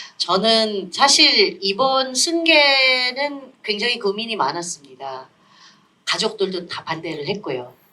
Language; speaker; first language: Korean; non-native, fluent; Filipino